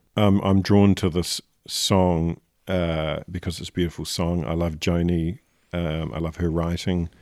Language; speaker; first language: English; native; English